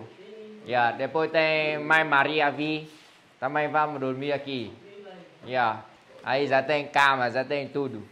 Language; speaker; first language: Portuguese; non-native, learner; Vietnamese